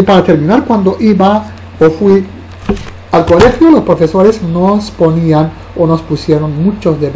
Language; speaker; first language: Spanish; non-native, fluent; Arabic